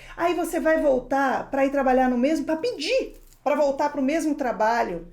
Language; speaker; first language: Portuguese; native; Portuguese